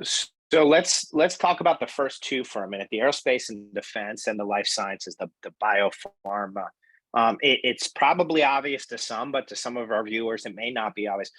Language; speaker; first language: English; native; English